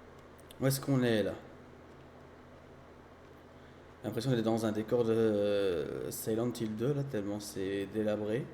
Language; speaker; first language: French; native; French